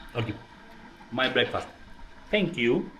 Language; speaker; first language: English; non-native, learner; Polish